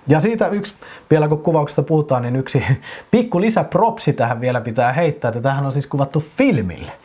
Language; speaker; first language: Finnish; native; Finnish